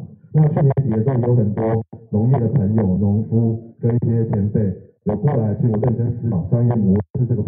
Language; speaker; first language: Chinese; native; Chinese